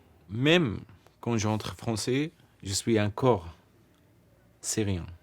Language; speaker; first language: French; non-native, learner; Arabic